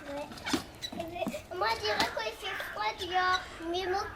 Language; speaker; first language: French; native; French